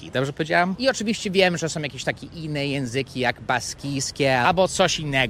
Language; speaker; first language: Polish; non-native, fluent; English